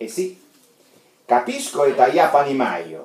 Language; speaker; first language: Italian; non-native, fluent; Russian